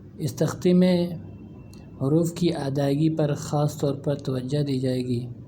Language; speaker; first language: Urdu; native; Urdu